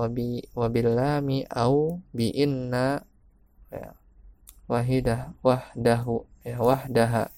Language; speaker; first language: Arabic; non-native, fluent; Indonesian